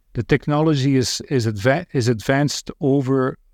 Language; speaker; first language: English; non-native, fluent; Dutch